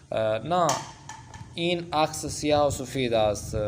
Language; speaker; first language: Persian; non-native, fluent; Urdu